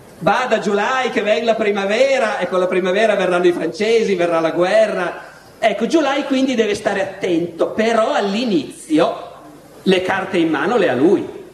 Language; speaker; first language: Italian; native; Italian